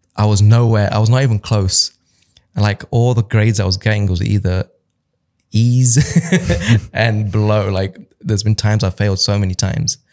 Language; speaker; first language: English; early bilingual, other home language; Hindi